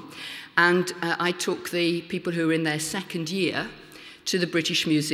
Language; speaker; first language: English; native; English